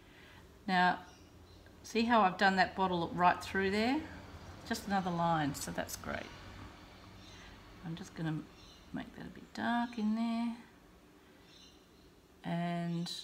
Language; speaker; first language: English; native; English